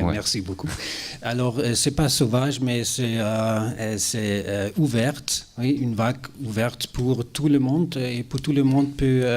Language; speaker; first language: French; non-native, learner; German